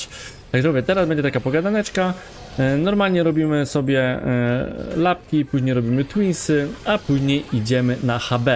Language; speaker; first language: Polish; native; Polish